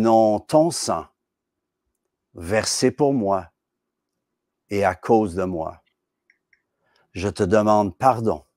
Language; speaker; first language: French; native; French